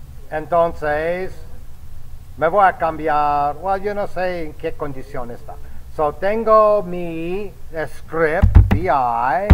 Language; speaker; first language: Spanish; non-native, fluent; English